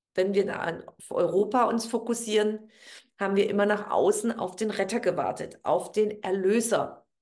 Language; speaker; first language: German; native; German